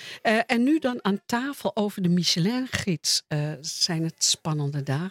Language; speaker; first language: Dutch; native; Dutch